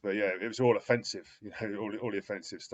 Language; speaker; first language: English; native; English